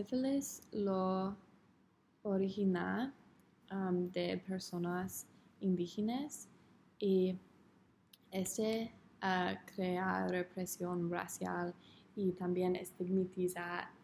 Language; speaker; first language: Spanish; non-native, learner; English